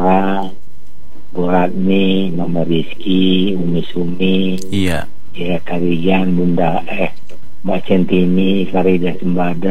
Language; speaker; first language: Indonesian; non-native, local second language; Minangkabau